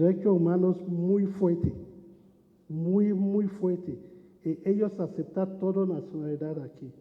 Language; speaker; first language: Spanish; non-native, learner; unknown